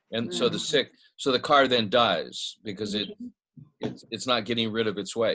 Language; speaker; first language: English; native; English